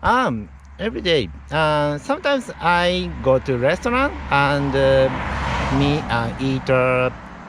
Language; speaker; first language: English; non-native, learner; Japanese